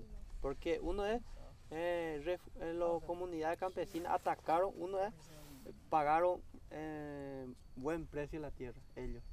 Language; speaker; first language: Spanish; non-native, local second language; Guarani